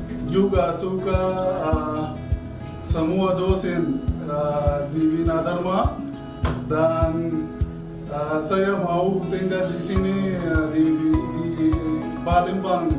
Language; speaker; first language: Indonesian; non-native, learner; Arabic